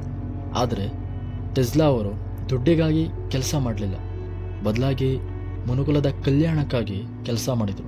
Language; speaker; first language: Kannada; native; Kannada